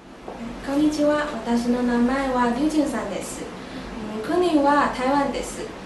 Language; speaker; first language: Japanese; non-native, learner; Chinese